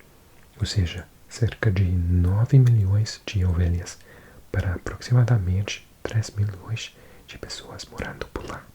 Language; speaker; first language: Portuguese; non-native, learner; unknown